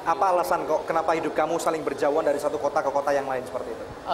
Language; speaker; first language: Indonesian; native; Indonesian